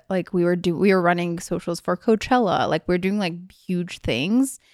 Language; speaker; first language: English; early bilingual, other home language; Hungarian